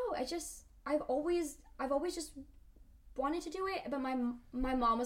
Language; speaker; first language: English; early bilingual, other home language; Spanish